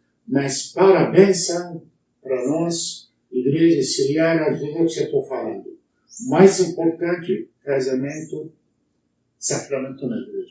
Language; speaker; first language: Portuguese; non-native, learner; Arabic